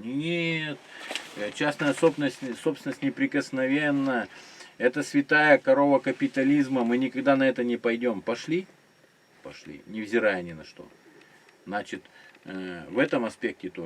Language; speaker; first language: Russian; native; Russian